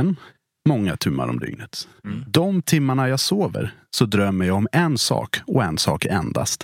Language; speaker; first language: Swedish; native; Swedish